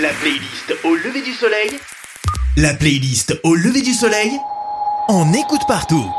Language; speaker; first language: French; native; French